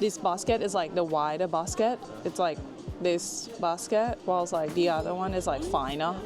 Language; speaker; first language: English; non-native, fluent; Thai